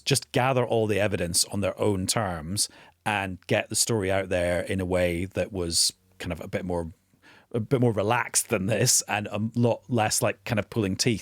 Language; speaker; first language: English; native; English